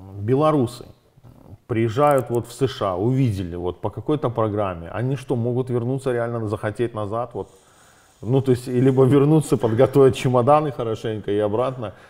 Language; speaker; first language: Russian; native; Russian